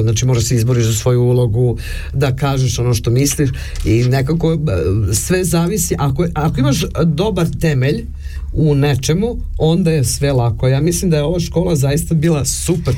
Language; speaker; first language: Serbian; native; Serbian